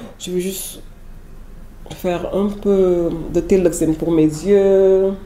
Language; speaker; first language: French; non-native, local second language; Wolof